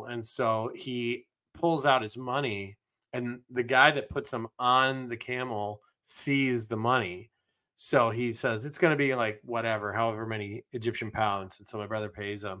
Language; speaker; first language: English; native; English